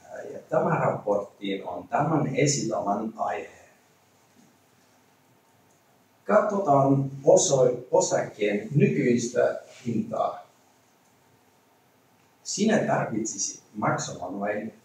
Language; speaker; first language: Finnish; non-native, learner; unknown